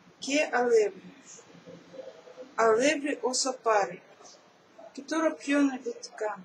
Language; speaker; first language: Greek; non-native, learner; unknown